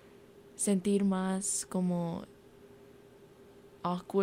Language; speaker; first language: Spanish; early bilingual, heritage; Spanish